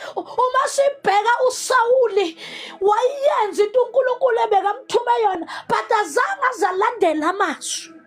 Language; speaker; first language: Zulu; non-native, local second language; Southern Sotho